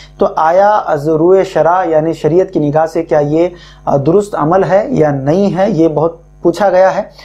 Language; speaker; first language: Urdu; native; Urdu